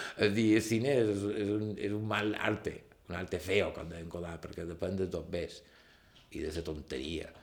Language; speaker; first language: Catalan; native; Catalan